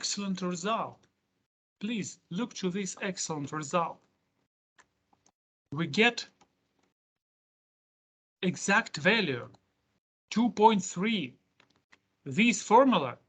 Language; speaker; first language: English; non-native, fluent; Russian